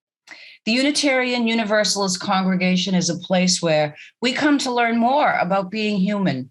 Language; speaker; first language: English; native; English